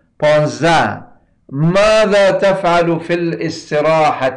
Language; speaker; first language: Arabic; non-native, fluent; Persian